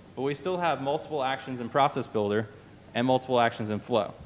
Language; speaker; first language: English; native; English